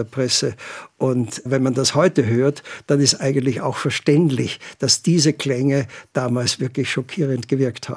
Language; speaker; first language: German; native; German